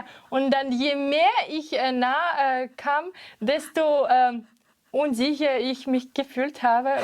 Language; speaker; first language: German; non-native, fluent; French